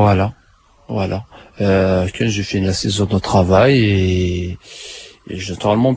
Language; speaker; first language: French; non-native, learner; Arabic